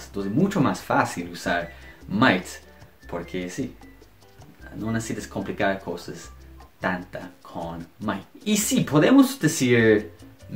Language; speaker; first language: Spanish; non-native, fluent; English